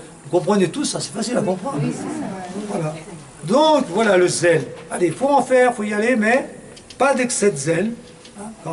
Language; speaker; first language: French; native; French